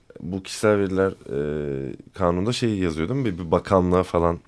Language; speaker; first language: Turkish; native; Turkish